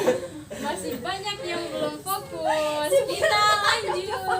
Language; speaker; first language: Indonesian; native; Indonesian